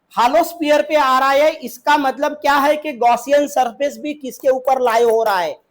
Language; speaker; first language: Hindi; non-native, local second language; Marathi